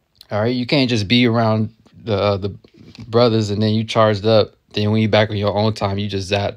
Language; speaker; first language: English; native; English